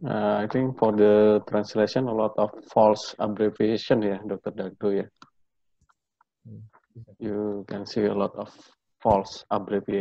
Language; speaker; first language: English; non-native, learner; Indonesian